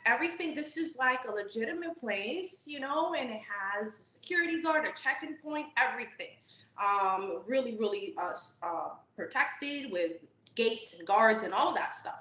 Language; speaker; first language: English; native; English